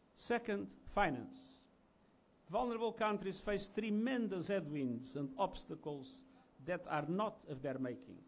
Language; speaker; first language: English; non-native, fluent; Portuguese